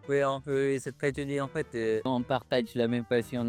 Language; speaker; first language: French; non-native, learner; Filipino